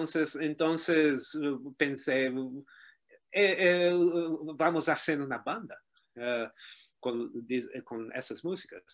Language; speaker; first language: Spanish; non-native, learner; Portuguese